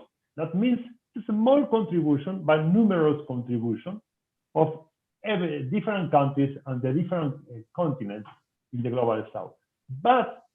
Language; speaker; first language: English; non-native, fluent; Spanish